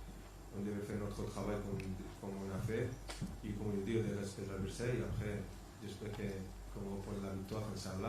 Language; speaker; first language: French; non-native, fluent; Spanish